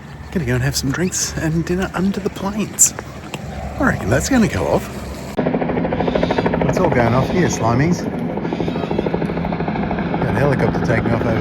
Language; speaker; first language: English; native; English